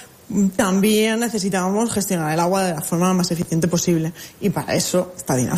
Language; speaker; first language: Spanish; native; Spanish